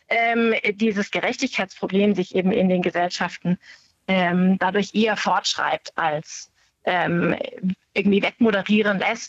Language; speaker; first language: German; native; German